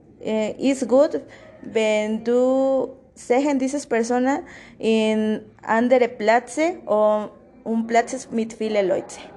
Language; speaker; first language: German; non-native, learner; Spanish